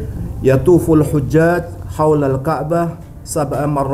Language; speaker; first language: Arabic; non-native, learner; Indonesian